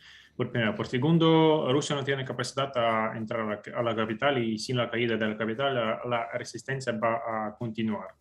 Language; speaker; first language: Spanish; non-native, fluent; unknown